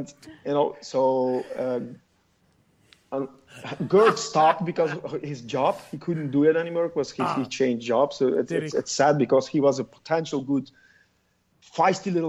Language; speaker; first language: English; non-native, fluent; Dutch